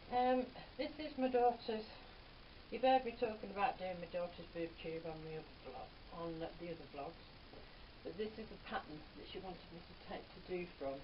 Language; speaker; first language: English; native; English